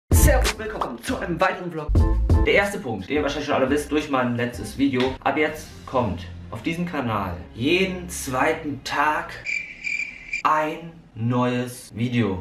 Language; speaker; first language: German; native; German